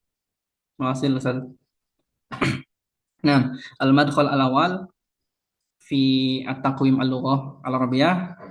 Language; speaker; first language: Arabic; non-native, local second language; Indonesian